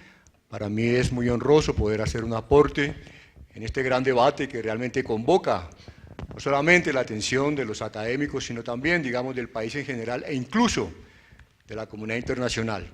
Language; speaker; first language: Spanish; native; Spanish